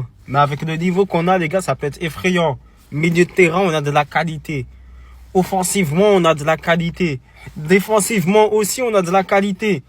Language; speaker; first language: French; native; French